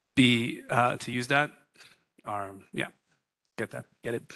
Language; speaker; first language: English; non-native, fluent; Hebrew